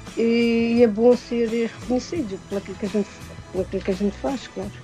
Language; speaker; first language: Portuguese; native; Portuguese